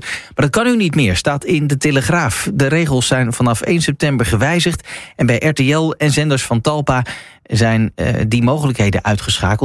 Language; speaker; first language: Dutch; native; Dutch